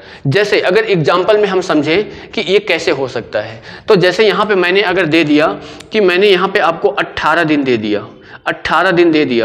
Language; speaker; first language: Hindi; native; Hindi